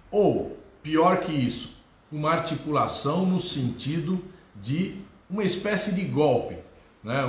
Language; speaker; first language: Portuguese; native; Portuguese